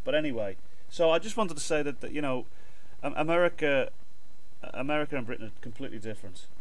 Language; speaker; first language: English; native; English